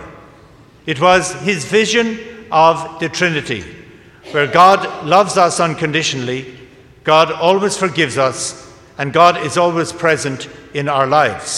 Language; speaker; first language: English; native; English